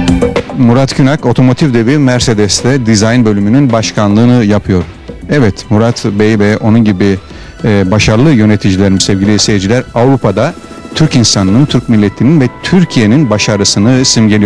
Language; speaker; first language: Turkish; native; Turkish